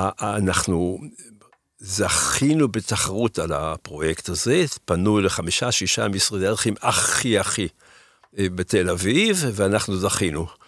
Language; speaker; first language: Hebrew; early bilingual, other home language; German